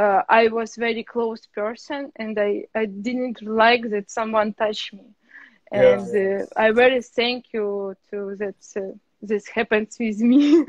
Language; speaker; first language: English; non-native, learner; Russian